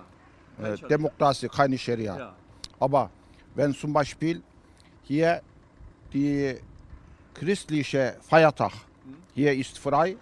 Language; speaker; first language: German; non-native, learner; Turkish